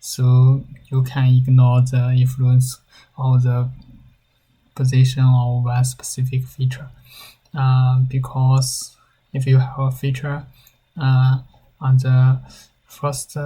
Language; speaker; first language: English; non-native, learner; Chinese